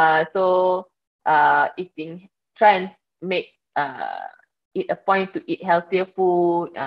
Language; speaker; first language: English; non-native, local second language; Malay